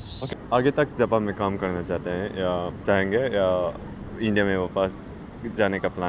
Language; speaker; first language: Hindi; non-native, fluent; Japanese